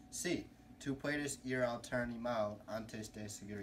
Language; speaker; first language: Spanish; non-native, learner; English